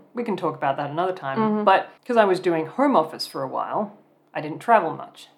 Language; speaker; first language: English; native; English